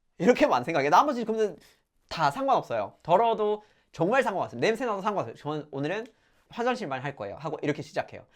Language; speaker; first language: Korean; non-native, fluent; English